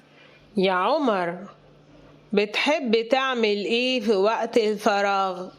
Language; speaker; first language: Egyptian Arabic; native; Egyptian Arabic